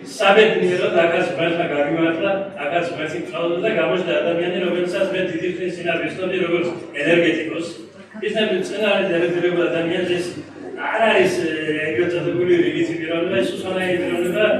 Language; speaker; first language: Georgian; non-native, local second language; Mingrelian